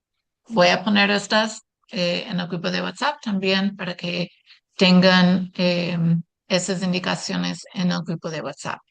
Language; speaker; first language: Spanish; non-native, fluent; English